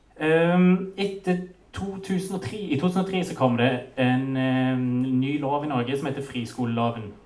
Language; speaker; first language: Norwegian; native; Norwegian